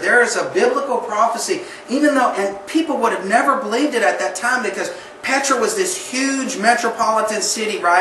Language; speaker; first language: English; native; English